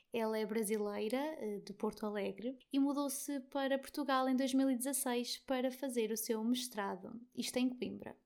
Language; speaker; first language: Portuguese; native; Portuguese